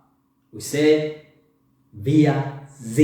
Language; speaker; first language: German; non-native, fluent; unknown